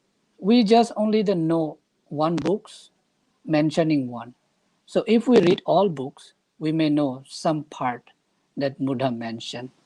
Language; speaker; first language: English; non-native, fluent; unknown